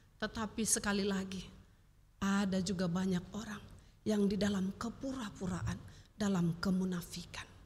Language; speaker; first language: Indonesian; native; Indonesian